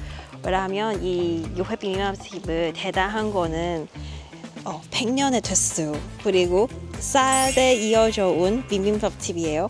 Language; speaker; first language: Korean; non-native, fluent; Cantonese